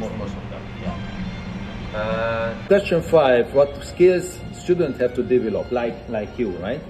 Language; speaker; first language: English; non-native, fluent; Hungarian